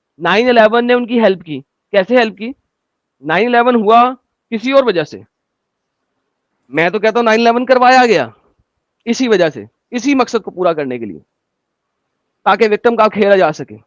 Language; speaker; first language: Hindi; native; Hindi